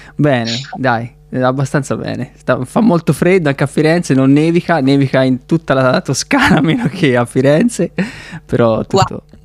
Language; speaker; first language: Italian; native; Italian